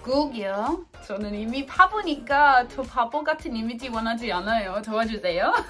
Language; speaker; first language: Korean; non-native, fluent; English